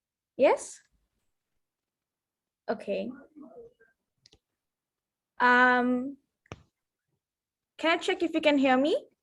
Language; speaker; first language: English; non-native, fluent; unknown